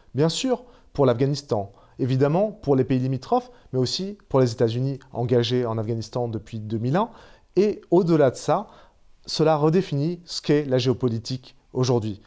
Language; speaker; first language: French; native; French